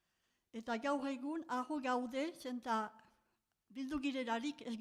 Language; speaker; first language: Basque; native; Basque